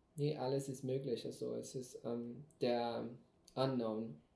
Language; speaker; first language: German; non-native, fluent; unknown